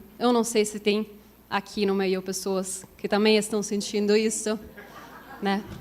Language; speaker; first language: Portuguese; non-native, fluent; Italian